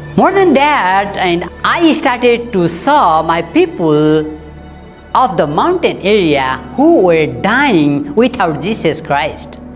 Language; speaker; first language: English; non-native, local second language; Nepali